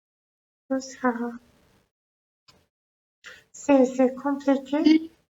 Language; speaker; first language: French; non-native, learner; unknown